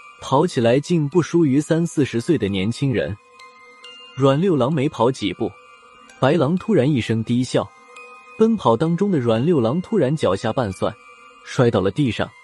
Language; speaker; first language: Chinese; native; Chinese